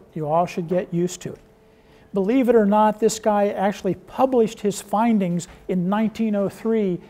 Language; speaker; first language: English; native; English